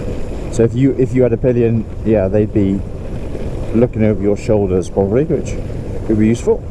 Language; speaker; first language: English; native; English